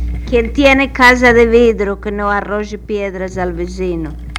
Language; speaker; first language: Spanish; native; Spanish